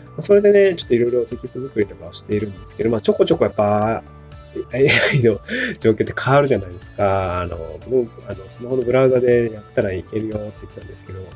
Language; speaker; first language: Japanese; native; Japanese